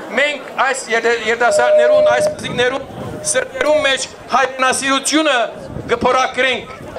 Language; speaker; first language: Armenian; early bilingual, heritage; Armenian